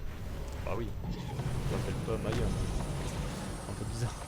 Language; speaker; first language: French; native; French